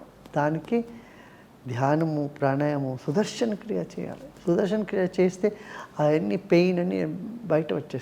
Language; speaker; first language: Telugu; non-native, local second language; Tamil